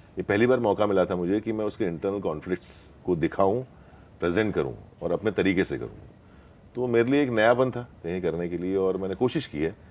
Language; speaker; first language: Hindi; non-native, local second language; Marathi